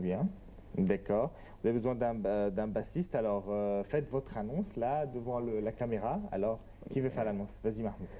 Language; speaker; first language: French; native; French